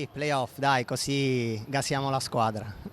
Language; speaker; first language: Italian; native; Italian